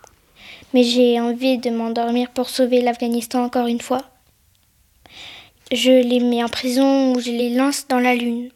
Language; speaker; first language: French; early bilingual, other home language; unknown